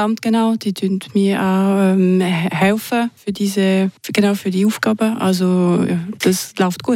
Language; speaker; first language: German; non-native, local second language; French